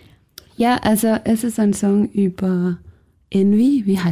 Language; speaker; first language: German; non-native, fluent; Danish